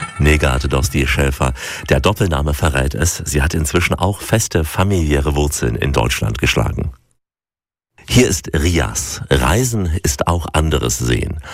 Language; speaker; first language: German; native; German